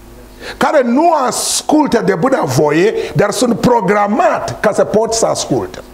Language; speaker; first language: Romanian; non-native, learner; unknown